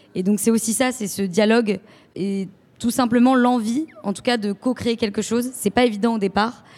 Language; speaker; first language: French; native; French